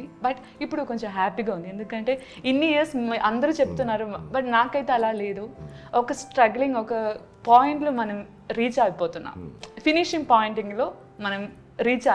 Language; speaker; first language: Telugu; non-native, learner; Malayalam